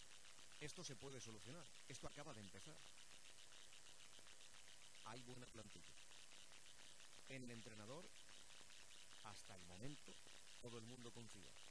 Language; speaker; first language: Spanish; native; Spanish